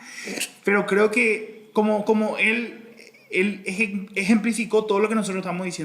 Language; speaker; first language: Spanish; native; Spanish